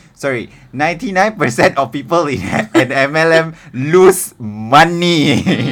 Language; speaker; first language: English; non-native, local second language; Malay